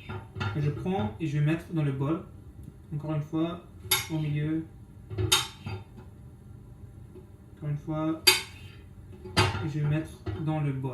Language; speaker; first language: French; non-native, local second language; English